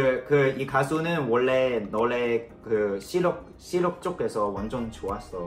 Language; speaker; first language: Korean; non-native, learner; Cantonese